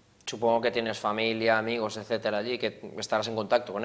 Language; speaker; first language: Spanish; native; Spanish